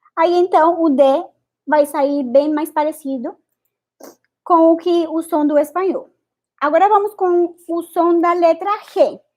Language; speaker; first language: Portuguese; non-native, fluent; Spanish